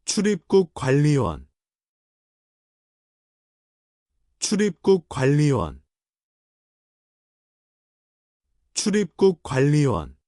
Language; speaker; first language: Korean; non-native, learner; Chinese